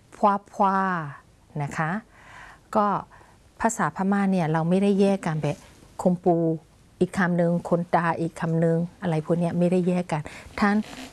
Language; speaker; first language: Thai; non-native, fluent; Burmese